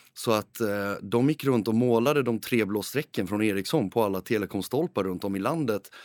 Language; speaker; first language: Swedish; early bilingual, heritage; Swedish